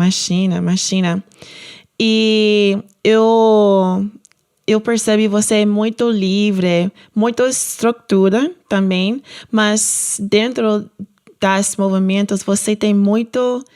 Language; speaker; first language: Portuguese; non-native, learner; English